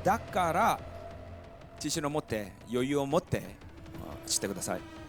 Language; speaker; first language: Japanese; non-native, fluent; Korean